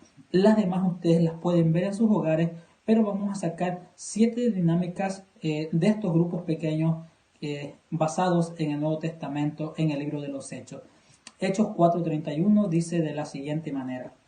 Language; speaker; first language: Spanish; native; Spanish